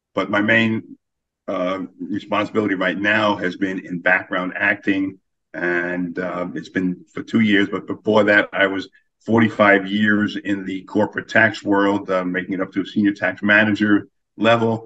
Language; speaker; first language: English; native; English